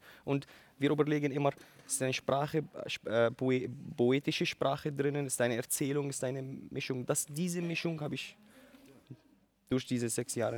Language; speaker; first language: German; non-native, learner; Arabic